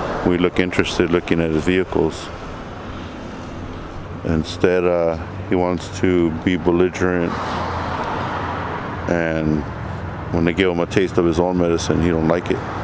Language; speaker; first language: English; early bilingual, other home language; Spanish